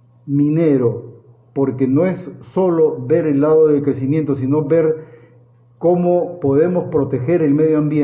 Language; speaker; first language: Spanish; native; Spanish